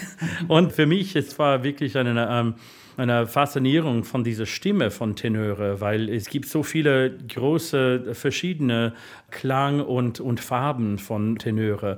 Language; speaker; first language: German; non-native, fluent; English